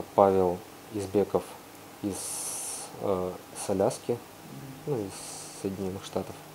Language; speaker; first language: Russian; native; Russian